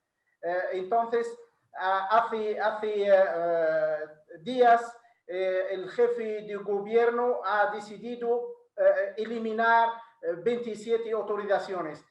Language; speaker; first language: Spanish; non-native, fluent; Arabic